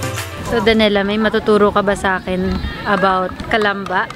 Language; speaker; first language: Filipino; native; Filipino